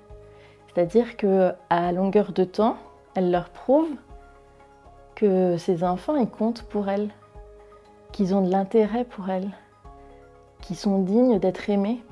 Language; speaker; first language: French; native; French